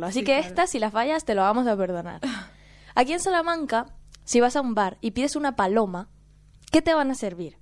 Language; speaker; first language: Spanish; native; Spanish